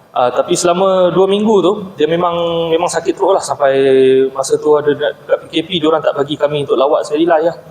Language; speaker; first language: Malay; native; Malay